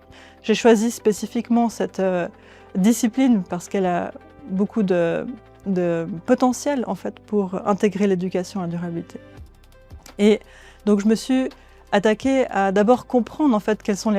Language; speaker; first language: French; native; French